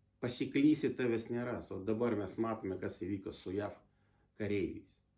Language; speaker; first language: Lithuanian; non-native, local second language; Russian